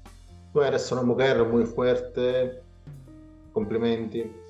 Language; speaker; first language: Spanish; non-native, learner; Italian